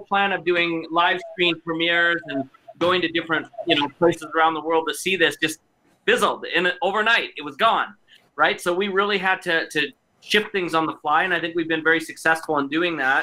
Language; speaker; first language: English; native; English